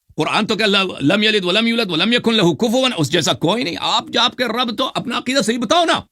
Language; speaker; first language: Urdu; non-native, fluent; Persian